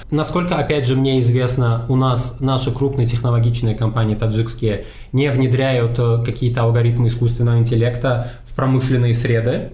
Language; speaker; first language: Russian; non-native, local second language; Tajik